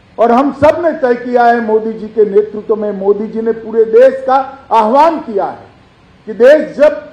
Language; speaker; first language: Hindi; non-native, local second language; Gujarati